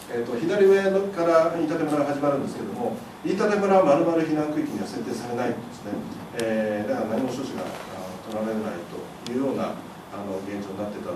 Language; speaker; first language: Japanese; native; Japanese